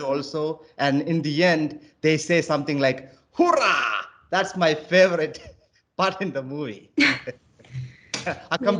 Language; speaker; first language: English; non-native, local second language; Malayalam